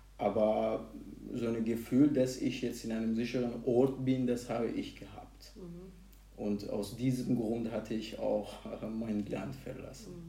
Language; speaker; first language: German; non-native, fluent; Persian